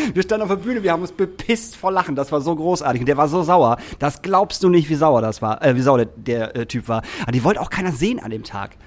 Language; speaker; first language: German; native; German